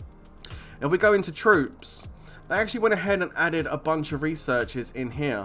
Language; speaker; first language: English; native; English